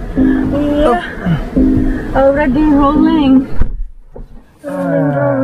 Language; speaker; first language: English; non-native, fluent; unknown